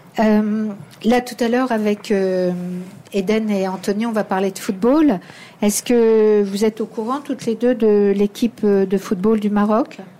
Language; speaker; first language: French; native; French